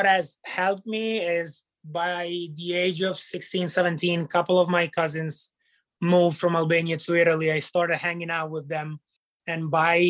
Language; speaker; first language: English; non-native, fluent; Italian